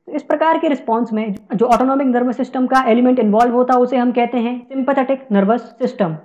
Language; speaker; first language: Hindi; native; Hindi